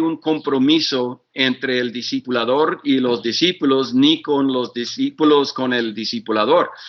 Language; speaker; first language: Spanish; non-native, fluent; English